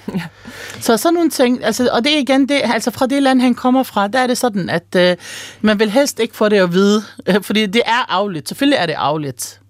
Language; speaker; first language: Danish; early bilingual, other home language; Arabic